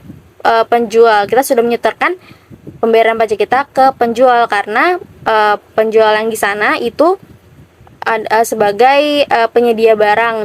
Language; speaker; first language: Indonesian; native; Indonesian